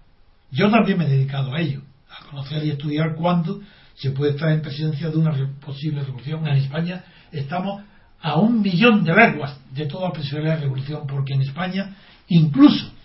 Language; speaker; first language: Spanish; native; Spanish